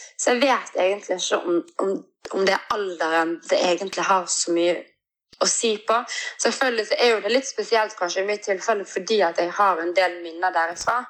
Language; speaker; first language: Norwegian; early bilingual, other home language; Portuguese